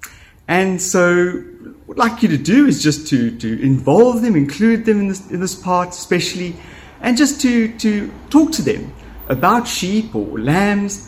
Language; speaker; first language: English; native; English